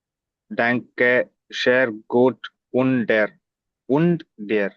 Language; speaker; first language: German; non-native, learner; Tamil